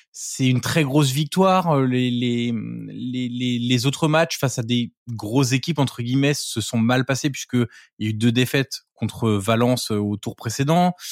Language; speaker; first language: French; native; French